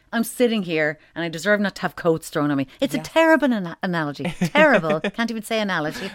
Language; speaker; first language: English; native; English